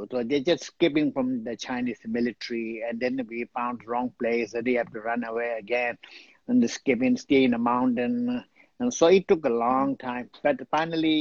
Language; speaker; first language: English; non-native, local second language; Tibetan